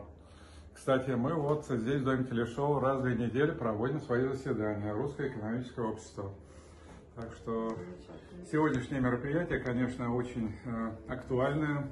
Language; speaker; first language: Russian; native; Russian